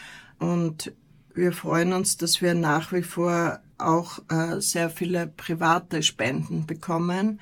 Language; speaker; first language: German; native; German